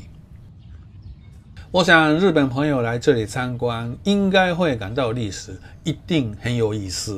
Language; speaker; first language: Chinese; non-native, fluent; Japanese